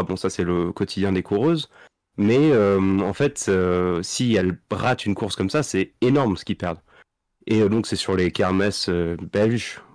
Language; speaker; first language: French; native; French